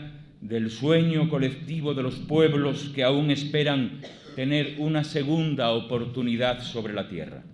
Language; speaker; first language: Spanish; native; Spanish